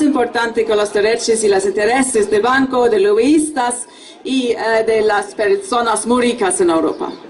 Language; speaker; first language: Spanish; non-native, fluent; German